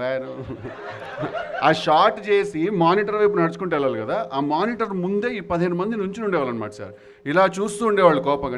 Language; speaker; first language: Telugu; native; Telugu